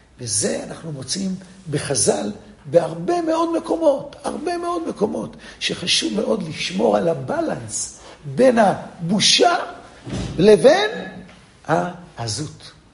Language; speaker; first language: Hebrew; non-native, fluent; English